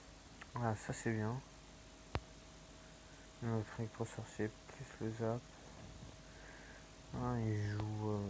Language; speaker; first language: French; native; French